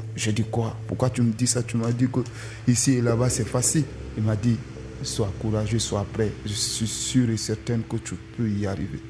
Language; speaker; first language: French; non-native, local second language; Susu